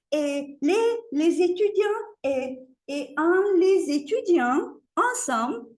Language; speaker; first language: French; non-native, fluent; Turkish